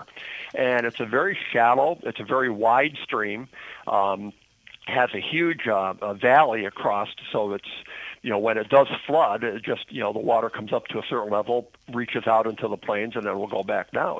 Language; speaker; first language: English; native; English